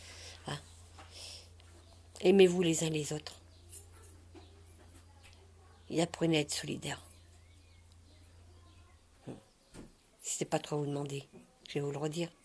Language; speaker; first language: French; native; French